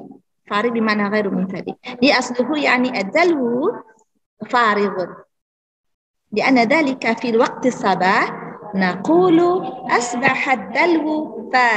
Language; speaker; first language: Arabic; non-native, fluent; Indonesian